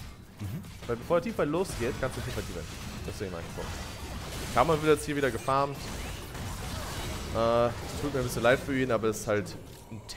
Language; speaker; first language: German; native; German